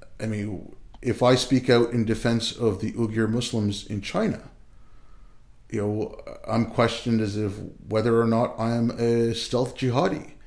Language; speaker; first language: English; early bilingual, other home language; Urdu